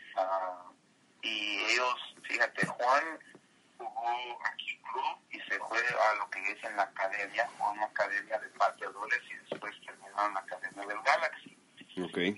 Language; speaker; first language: Spanish; early bilingual, heritage; Spanish